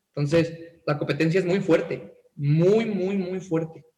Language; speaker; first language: Spanish; native; Spanish